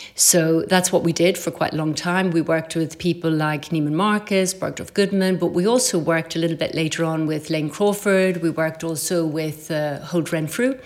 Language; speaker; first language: English; native; English